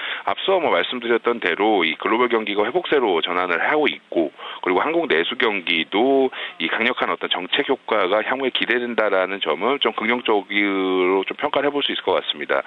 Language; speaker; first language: Korean; native; Korean